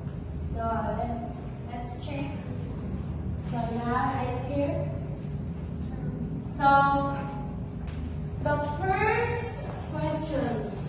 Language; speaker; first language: English; non-native, local second language; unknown